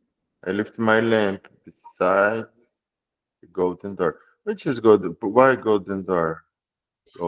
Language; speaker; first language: English; non-native, learner; Portuguese